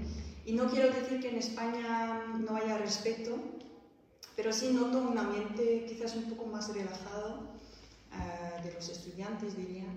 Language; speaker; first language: Spanish; non-native, fluent; Dutch